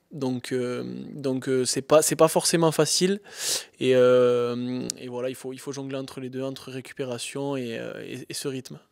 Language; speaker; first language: French; native; French